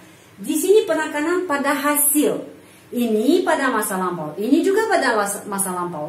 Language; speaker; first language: Indonesian; non-native, fluent; Russian